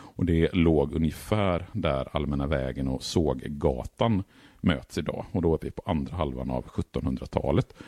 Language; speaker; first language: Swedish; native; Swedish